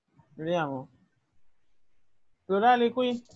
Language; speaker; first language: Italian; non-native, learner; Spanish